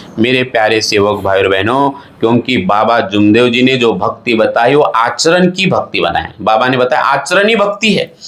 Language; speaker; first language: Hindi; non-native, local second language; Marathi